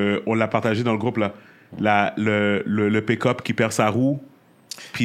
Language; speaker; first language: French; native; French